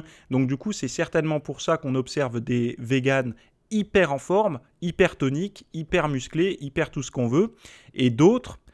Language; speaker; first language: French; native; French